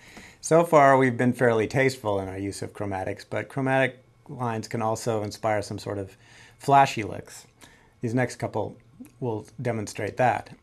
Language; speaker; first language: English; native; English